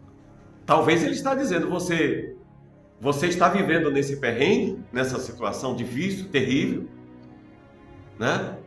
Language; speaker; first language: Portuguese; native; Portuguese